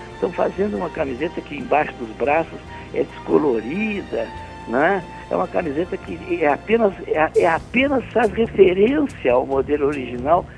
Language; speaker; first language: Portuguese; native; Portuguese